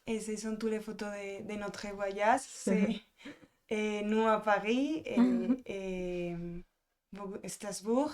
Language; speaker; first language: French; non-native, fluent; Spanish